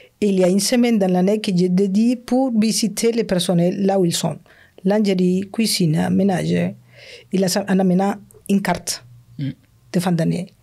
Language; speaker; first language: French; non-native, fluent; Spanish